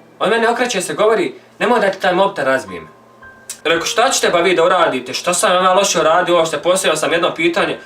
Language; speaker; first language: Bosnian; native; Bosnian